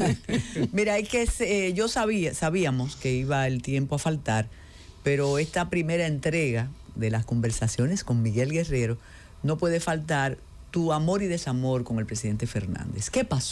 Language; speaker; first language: Spanish; native; Spanish